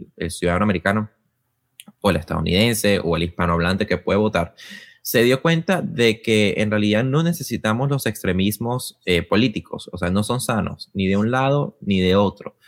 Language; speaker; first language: Spanish; native; Spanish